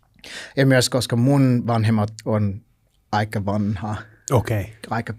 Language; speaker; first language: Finnish; non-native, learner; English